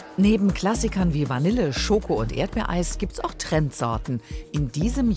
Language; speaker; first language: German; native; German